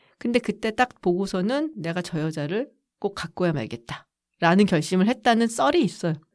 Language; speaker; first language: Korean; native; Korean